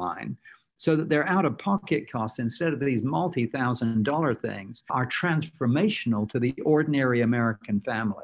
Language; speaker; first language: English; native; English